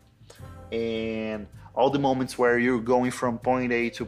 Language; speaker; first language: English; non-native, fluent; Portuguese